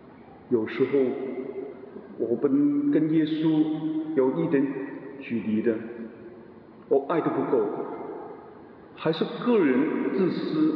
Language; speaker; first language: Chinese; non-native, local second language; Cantonese